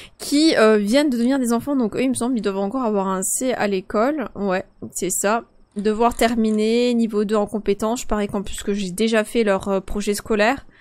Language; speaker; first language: French; early bilingual, other home language; Polish